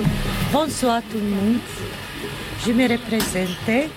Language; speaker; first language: French; non-native, learner; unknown